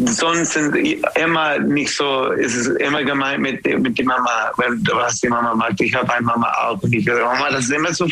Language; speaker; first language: German; non-native, learner; English